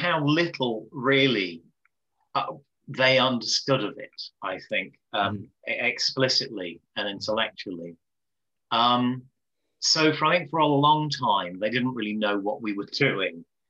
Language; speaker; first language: English; native; English